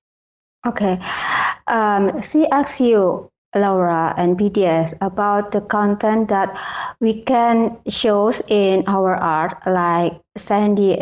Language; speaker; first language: English; non-native, learner; Indonesian